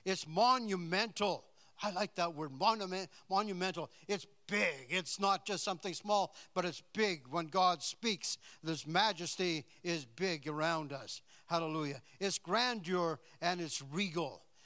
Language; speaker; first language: English; native; English